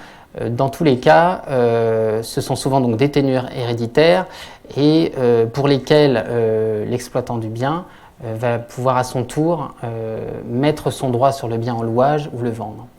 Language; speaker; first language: French; native; French